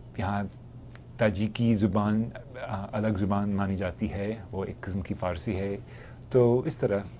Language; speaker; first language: Urdu; non-native, fluent; English